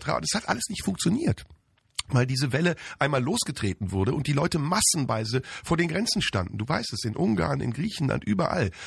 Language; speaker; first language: German; early bilingual, other home language; Turkish